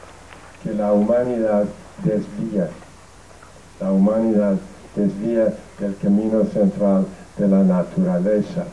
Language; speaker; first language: Spanish; non-native, fluent; English